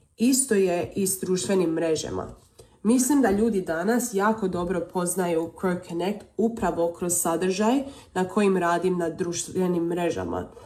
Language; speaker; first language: Serbian; early bilingual, heritage; Croatian